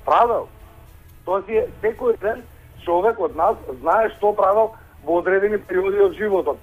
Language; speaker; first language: Macedonian; native; Macedonian